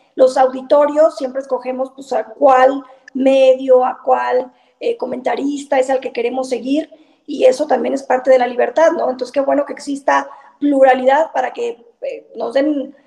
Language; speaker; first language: Spanish; native; Spanish